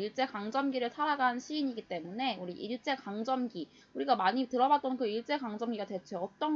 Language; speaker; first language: Korean; native; Korean